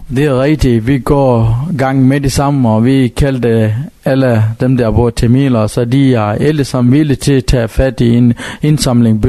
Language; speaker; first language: Danish; non-native, learner; Tamil